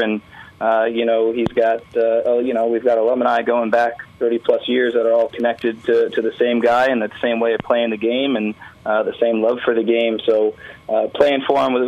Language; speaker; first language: English; native; English